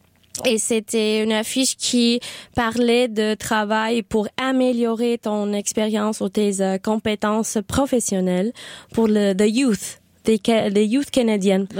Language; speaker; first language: French; non-native, learner; English